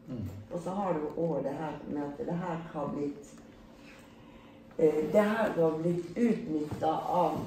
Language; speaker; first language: Norwegian; native; Norwegian